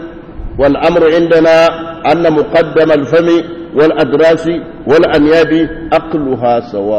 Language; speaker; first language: Arabic; non-native, fluent; Hausa